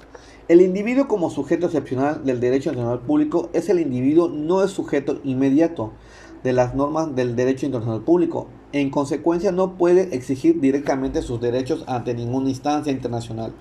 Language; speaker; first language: Spanish; native; Spanish